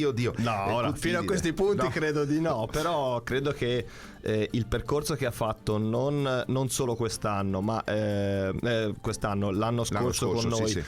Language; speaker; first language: Italian; native; Italian